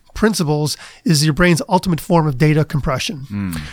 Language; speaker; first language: English; native; English